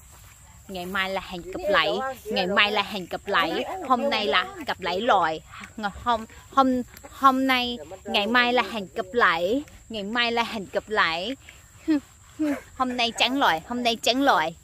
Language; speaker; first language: Vietnamese; non-native, learner; Thai